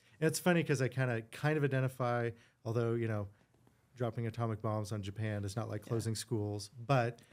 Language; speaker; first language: English; native; English